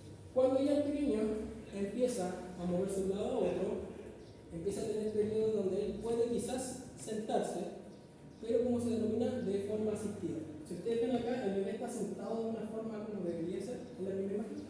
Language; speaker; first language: Spanish; native; Spanish